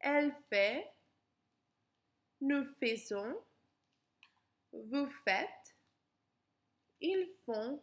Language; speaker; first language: French; non-native, learner; English